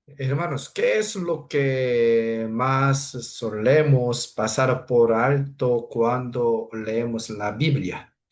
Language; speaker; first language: Spanish; non-native, fluent; Korean